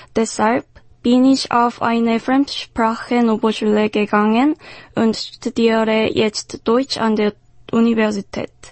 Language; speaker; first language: German; non-native, fluent; Korean